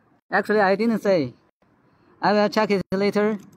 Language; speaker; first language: English; non-native, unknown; Chinese